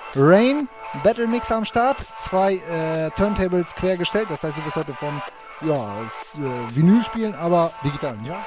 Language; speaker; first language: German; native; German